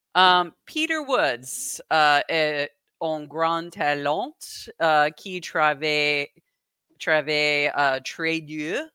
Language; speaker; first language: French; non-native, learner; English